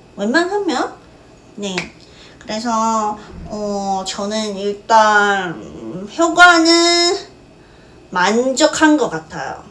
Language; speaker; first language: Korean; non-native, fluent; Chinese